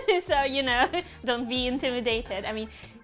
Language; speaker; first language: English; non-native, local second language; Hiligaynon